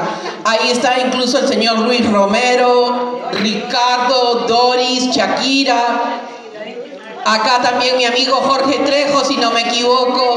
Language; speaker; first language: Spanish; native; Spanish